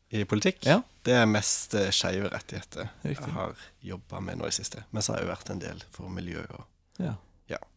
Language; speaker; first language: Norwegian; native; Norwegian